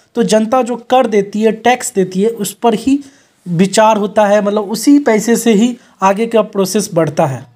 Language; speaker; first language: Hindi; native; Hindi